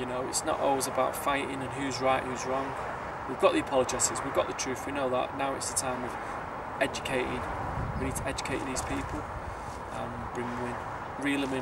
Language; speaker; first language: English; native; English